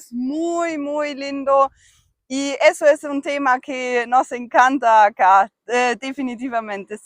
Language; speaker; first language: Spanish; non-native, fluent; German